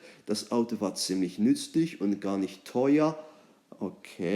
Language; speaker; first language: German; non-native, fluent; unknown